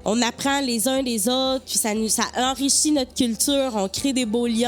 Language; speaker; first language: French; native; French